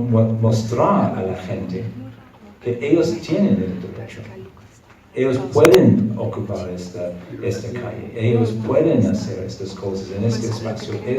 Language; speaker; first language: Spanish; non-native, fluent; English